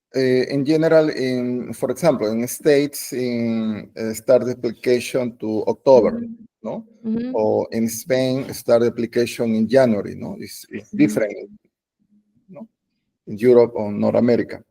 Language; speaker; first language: English; non-native, learner; Spanish